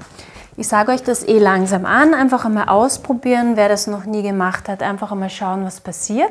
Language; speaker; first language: German; native; German